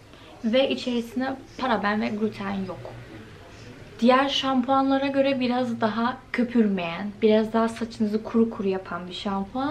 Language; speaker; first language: Turkish; native; Turkish